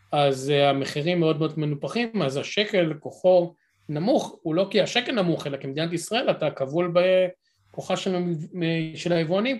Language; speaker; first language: Hebrew; native; Hebrew